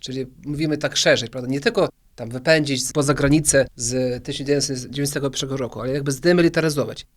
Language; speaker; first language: Polish; early bilingual, heritage; Polish